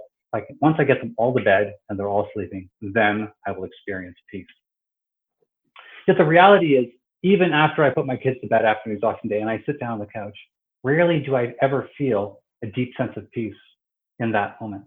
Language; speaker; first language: English; native; English